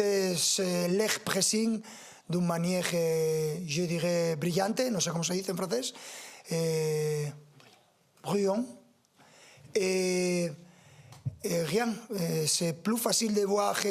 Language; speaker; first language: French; non-native, fluent; Spanish